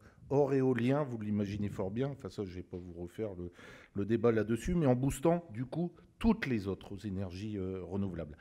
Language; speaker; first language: French; native; French